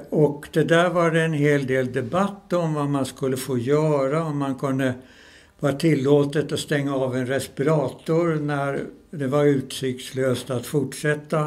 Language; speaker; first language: Swedish; native; Swedish